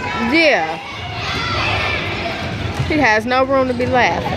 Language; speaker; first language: English; native; English